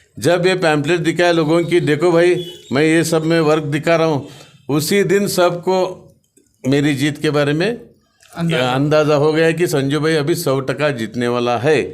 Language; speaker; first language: Hindi; non-native, local second language; Marathi